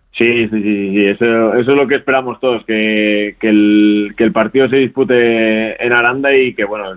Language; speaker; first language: Spanish; native; Spanish